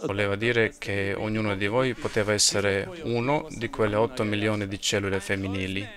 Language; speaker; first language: Italian; non-native, fluent; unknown